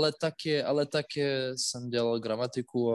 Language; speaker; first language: Czech; non-native, learner; Russian